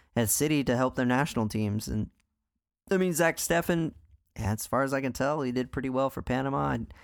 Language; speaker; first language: English; native; English